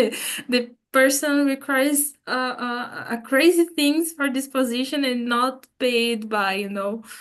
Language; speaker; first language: English; non-native, fluent; Portuguese